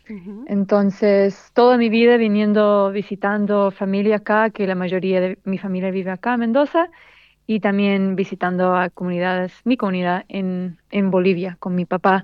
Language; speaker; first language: Spanish; early bilingual, heritage; Spanish